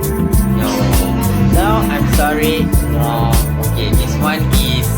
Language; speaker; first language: English; non-native, local second language; Malay